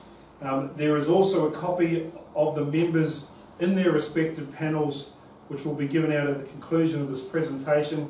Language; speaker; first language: English; native; English